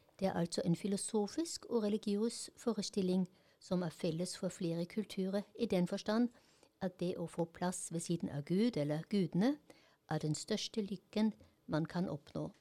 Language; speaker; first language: Norwegian; non-native, fluent; German